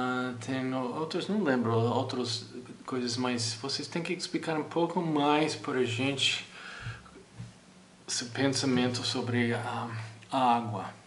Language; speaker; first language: Portuguese; non-native, fluent; English